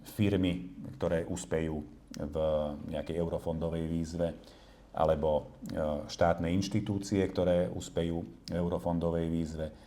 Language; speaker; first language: Slovak; non-native, local second language; Hungarian